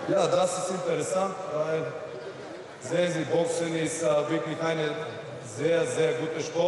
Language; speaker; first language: German; non-native, fluent; Bulgarian